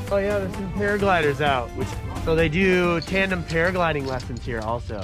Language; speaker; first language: English; native; English